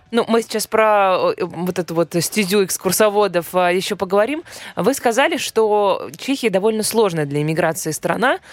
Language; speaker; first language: Russian; native; Russian